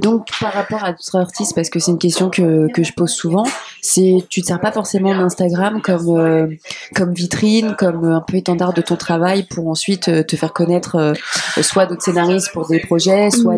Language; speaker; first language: French; native; French